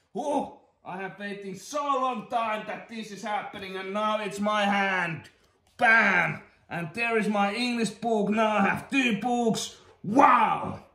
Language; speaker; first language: English; non-native, learner; Finnish